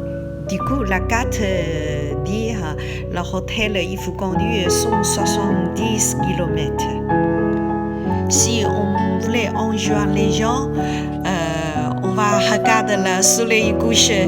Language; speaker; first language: French; non-native, learner; Chinese